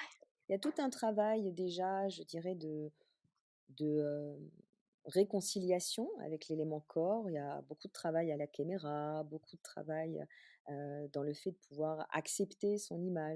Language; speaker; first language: French; native; French